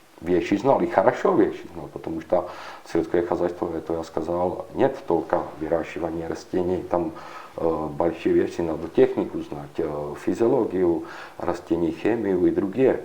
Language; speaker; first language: Russian; non-native, learner; Czech